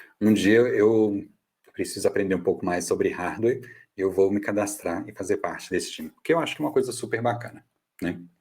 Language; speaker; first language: Portuguese; non-native, fluent; English